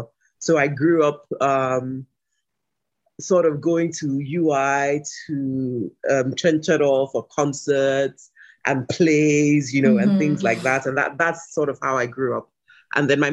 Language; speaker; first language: English; non-native, local second language; Yoruba